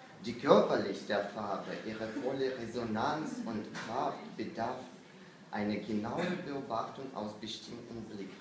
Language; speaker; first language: German; non-native, fluent; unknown